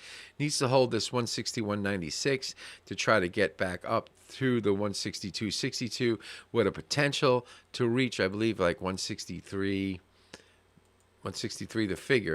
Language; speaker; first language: English; native; English